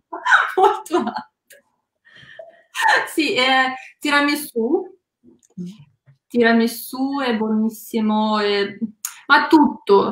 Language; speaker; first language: Italian; non-native, learner; Russian